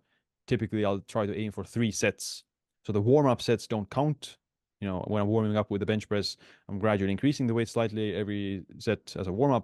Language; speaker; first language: English; non-native, fluent; Estonian